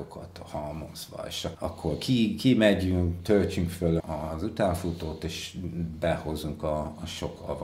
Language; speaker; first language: Hungarian; non-native, fluent; English